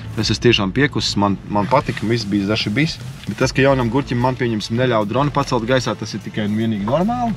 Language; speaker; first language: Latvian; native; Latvian